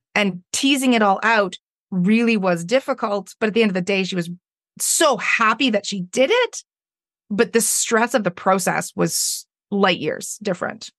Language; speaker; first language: English; native; English